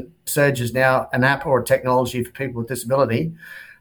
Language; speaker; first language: English; native; English